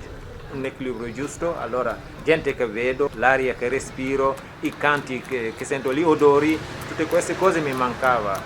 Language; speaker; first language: Italian; non-native, fluent; Wolof